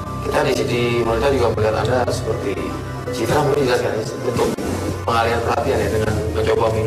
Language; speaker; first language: Indonesian; native; Indonesian